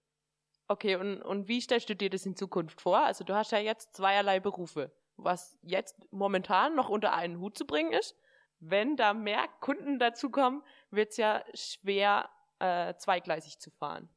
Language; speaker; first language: German; native; German